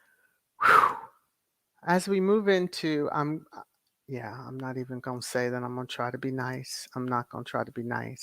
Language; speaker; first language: English; native; English